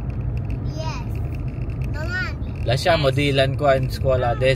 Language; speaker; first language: Italian; non-native, fluent; Filipino